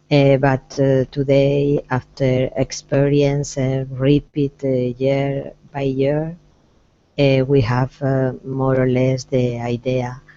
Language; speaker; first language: English; non-native, learner; Spanish